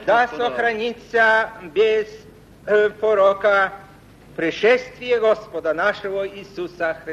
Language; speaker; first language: Russian; non-native, fluent; Polish